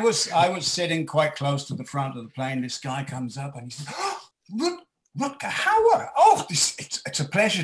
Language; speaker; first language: English; native; English